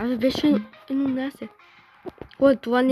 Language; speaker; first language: Bulgarian; non-native, learner; Russian